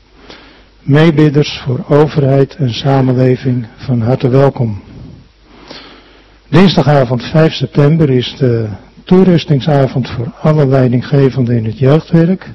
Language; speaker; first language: Dutch; native; Dutch